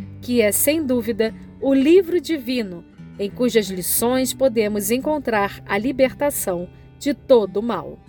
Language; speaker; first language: Portuguese; native; Portuguese